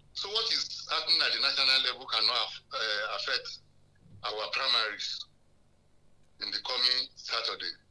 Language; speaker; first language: English; non-native, local second language; Yoruba